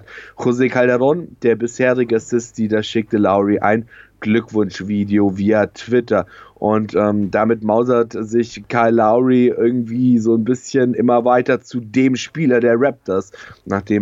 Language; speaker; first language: German; native; German